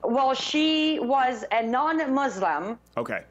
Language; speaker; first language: English; non-native, fluent; Persian